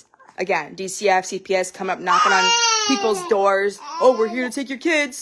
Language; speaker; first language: English; native; English